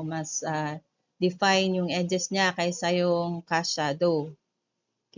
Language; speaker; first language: Filipino; native; Filipino